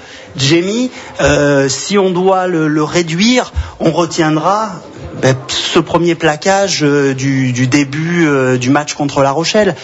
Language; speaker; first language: French; native; French